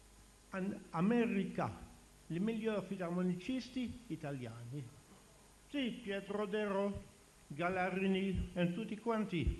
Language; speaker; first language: Italian; non-native, learner; French